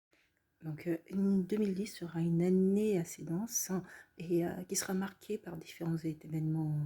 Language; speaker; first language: French; native; French